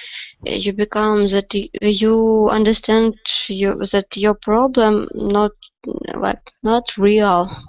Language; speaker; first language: English; non-native, learner; Russian